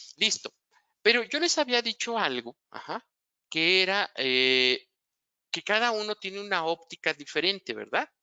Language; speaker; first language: Spanish; native; Spanish